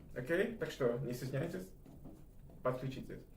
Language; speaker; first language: Russian; non-native, fluent; English